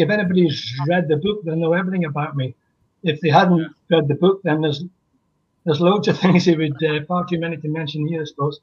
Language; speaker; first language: English; native; English